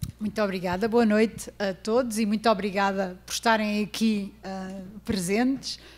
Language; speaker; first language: Portuguese; native; Portuguese